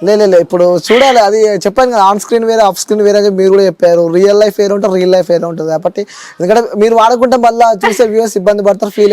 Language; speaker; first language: Telugu; native; Telugu